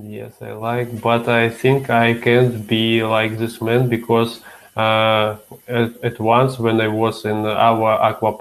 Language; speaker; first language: English; non-native, learner; Russian